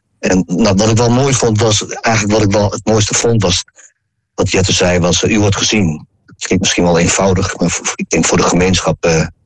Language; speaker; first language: Dutch; native; Dutch